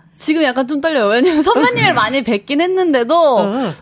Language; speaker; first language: Korean; native; Korean